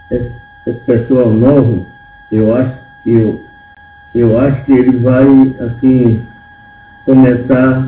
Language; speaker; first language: Portuguese; non-native, local second language; Yanomámi